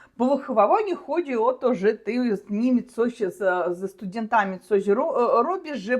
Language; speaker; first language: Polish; non-native, learner; Russian